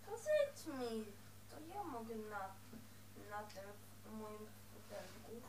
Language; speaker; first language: Polish; early bilingual, heritage; Dutch